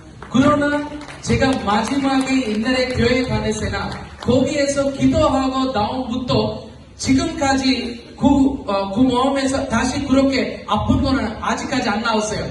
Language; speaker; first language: Korean; non-native, learner; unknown